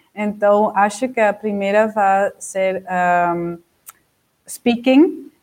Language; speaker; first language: Portuguese; non-native, fluent; Dutch